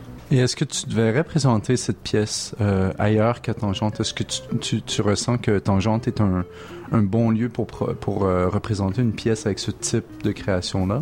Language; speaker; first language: French; non-native, fluent; English